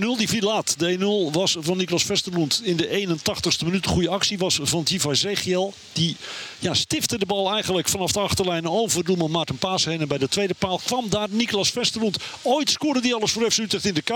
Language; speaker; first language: Dutch; native; Dutch